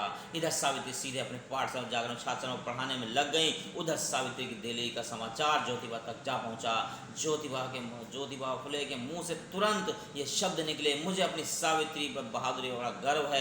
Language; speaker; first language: Hindi; native; Hindi